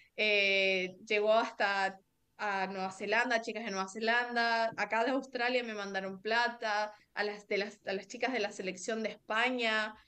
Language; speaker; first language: Spanish; native; Spanish